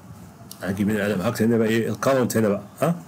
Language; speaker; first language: Arabic; native; Arabic